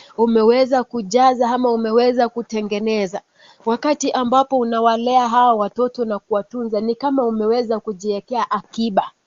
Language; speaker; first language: Swahili; non-native, local second language; Kalenjin